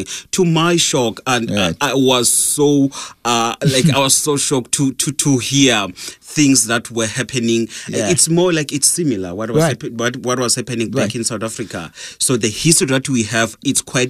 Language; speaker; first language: English; non-native, local second language; Zulu